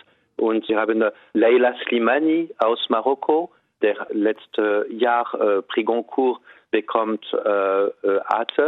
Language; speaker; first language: German; non-native, fluent; French